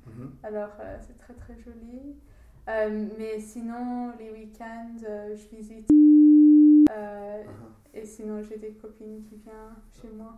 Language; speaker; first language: French; non-native, learner; English